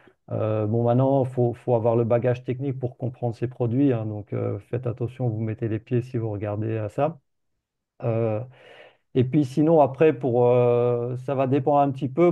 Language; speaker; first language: French; native; French